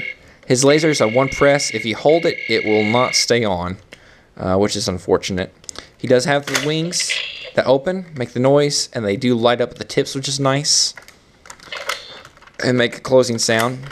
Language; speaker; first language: English; native; English